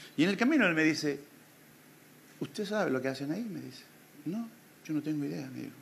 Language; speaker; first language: Spanish; native; Spanish